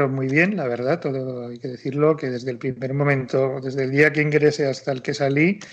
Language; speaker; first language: Spanish; native; Spanish